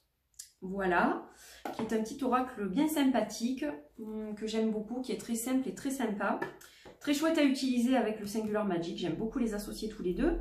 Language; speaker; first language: French; native; French